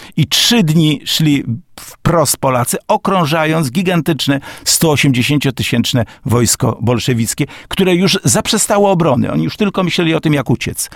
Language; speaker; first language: Polish; native; Polish